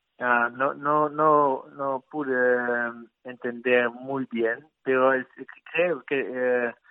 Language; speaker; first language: Spanish; non-native, learner; Dutch